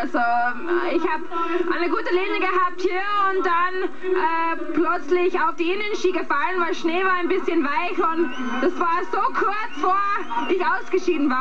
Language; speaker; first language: German; non-native, fluent; English